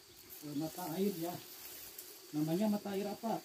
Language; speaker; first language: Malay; non-native, local second language; Sundanese